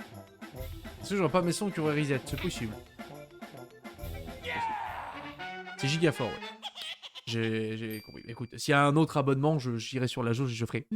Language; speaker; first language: French; native; French